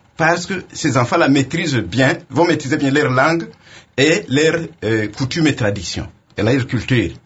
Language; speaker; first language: French; non-native, local second language; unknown